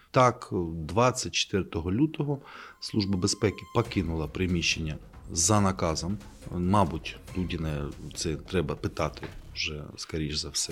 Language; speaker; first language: Ukrainian; native; Ukrainian